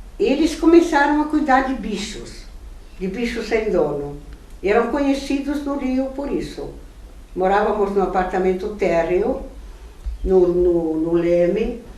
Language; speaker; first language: Portuguese; non-native, fluent; German